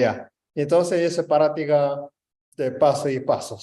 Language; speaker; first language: Spanish; non-native, learner; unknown